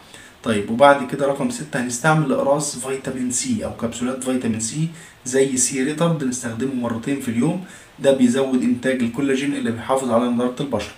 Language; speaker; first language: Arabic; native; Arabic